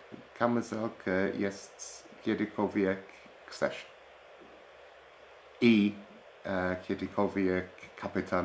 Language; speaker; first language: Polish; non-native, learner; English